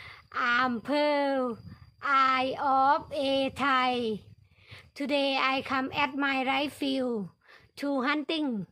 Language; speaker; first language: English; non-native, learner; Thai